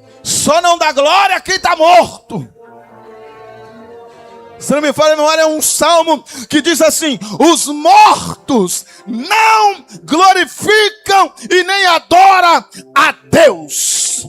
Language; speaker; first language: Portuguese; native; Portuguese